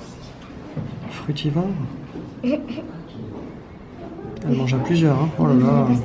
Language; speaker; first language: French; native; French